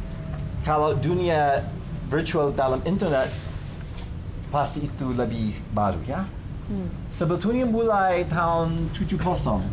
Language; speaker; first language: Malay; non-native, fluent; English